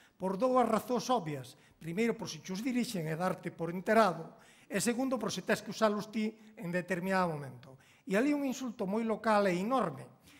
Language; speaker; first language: Galician; native; Galician